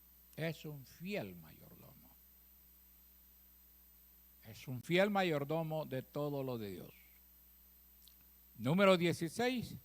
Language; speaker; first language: Spanish; native; Spanish